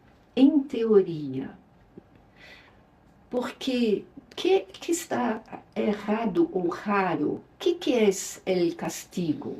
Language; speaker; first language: Spanish; non-native, fluent; Luxembourgish